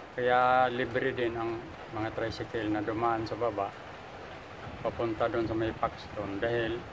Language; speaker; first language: Filipino; native; Filipino